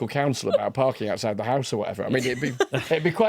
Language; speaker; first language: English; native; English